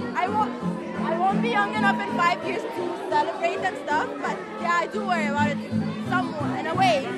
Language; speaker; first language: English; non-native, fluent; Korean